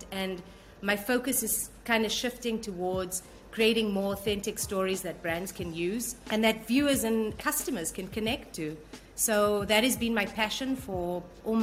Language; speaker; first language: English; native; English